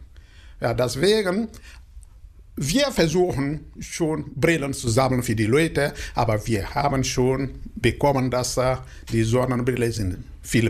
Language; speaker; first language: German; non-native, learner; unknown